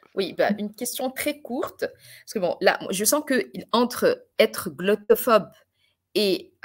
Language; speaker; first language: French; non-native, fluent; Arabic